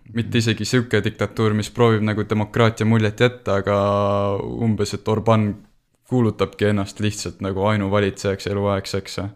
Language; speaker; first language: Estonian; native; Estonian